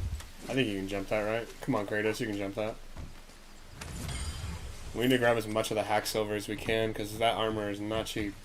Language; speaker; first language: English; native; English